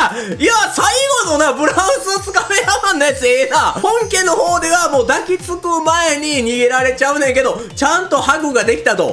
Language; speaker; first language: Japanese; native; Japanese